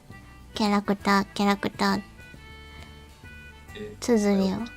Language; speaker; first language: Japanese; native; Japanese